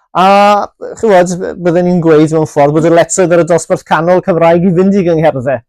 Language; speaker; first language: Welsh; native; Welsh